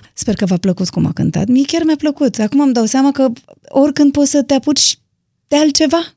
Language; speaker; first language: Romanian; native; Romanian